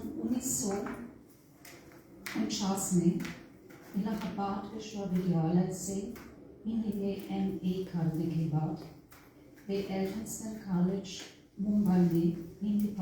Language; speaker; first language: Hindi; non-native, fluent; German